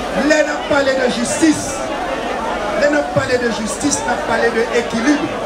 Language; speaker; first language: French; non-native, local second language; Haitian Creole